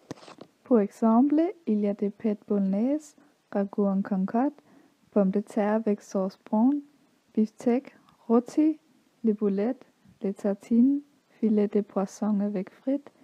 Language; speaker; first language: French; non-native, learner; Danish